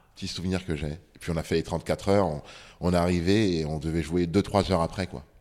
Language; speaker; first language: French; early bilingual, other home language; Bambara